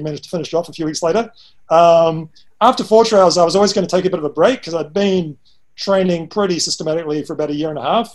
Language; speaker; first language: English; native; English